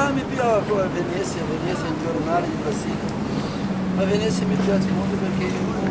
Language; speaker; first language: Italian; non-native, learner; Portuguese